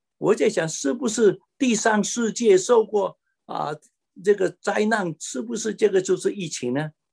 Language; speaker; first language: Chinese; native; Chinese